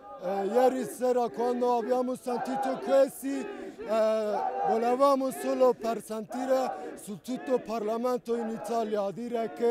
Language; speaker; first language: Italian; non-native, learner; Kurdish